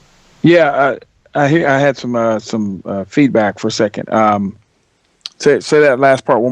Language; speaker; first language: English; native; English